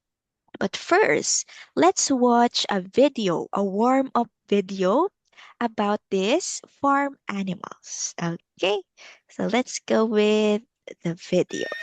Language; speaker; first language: English; non-native, local second language; Filipino